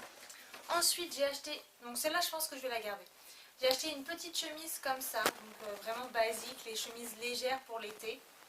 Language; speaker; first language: French; native; French